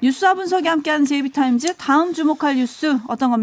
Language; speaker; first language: Korean; native; Korean